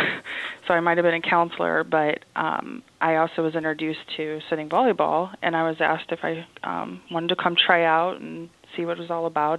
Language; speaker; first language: English; native; English